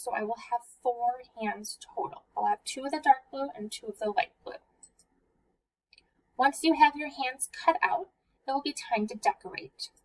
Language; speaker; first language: English; native; English